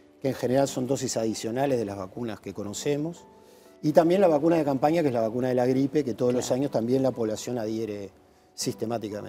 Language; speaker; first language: Spanish; native; Spanish